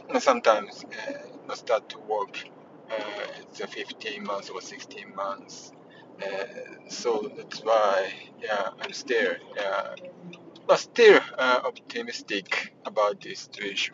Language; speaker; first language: English; non-native, learner; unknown